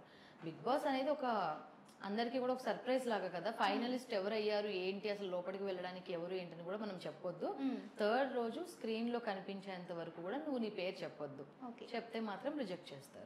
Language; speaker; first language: Telugu; native; Telugu